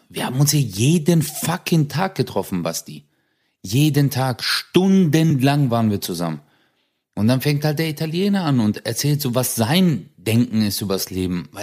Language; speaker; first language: German; early bilingual, other home language; Turkish